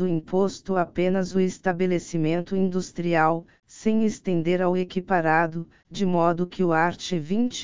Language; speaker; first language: Portuguese; native; Portuguese